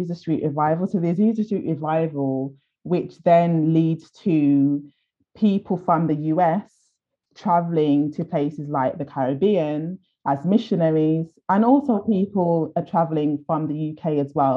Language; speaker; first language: English; native; English